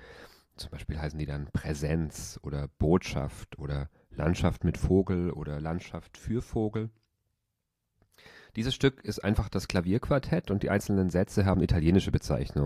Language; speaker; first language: German; native; German